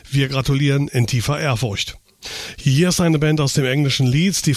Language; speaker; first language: German; native; German